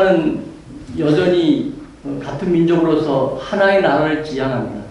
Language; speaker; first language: Korean; native; Korean